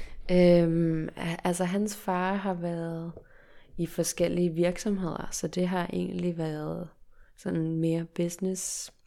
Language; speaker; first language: Danish; early bilingual, heritage; Danish